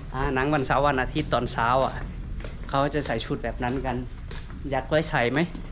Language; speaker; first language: Thai; native; Thai